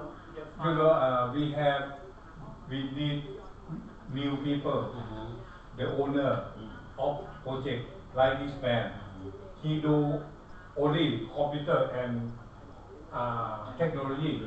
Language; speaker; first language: English; non-native, learner; Thai